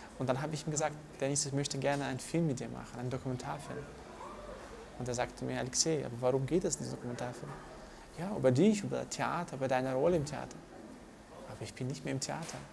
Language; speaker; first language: German; non-native, fluent; Russian